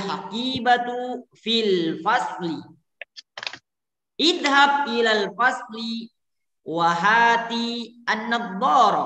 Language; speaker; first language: Arabic; non-native, fluent; Indonesian